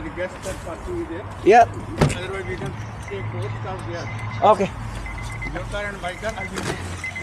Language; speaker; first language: English; non-native, learner; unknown